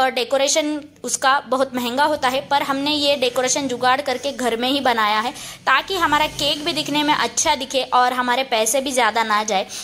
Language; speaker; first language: Hindi; non-native, local second language; Marathi